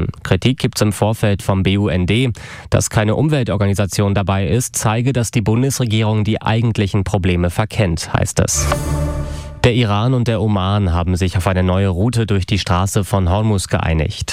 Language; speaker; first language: German; native; German